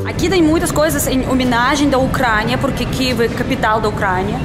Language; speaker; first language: Portuguese; non-native, learner; Russian